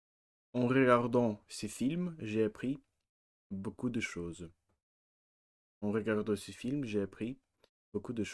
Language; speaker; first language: French; non-native, learner; Russian